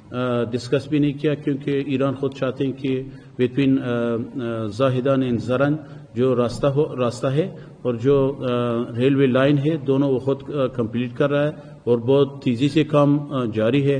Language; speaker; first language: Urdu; non-native, fluent; Persian